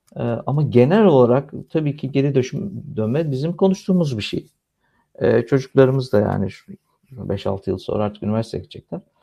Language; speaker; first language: Turkish; native; Turkish